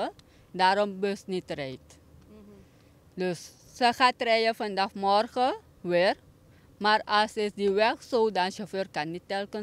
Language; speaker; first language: Dutch; non-native, local second language; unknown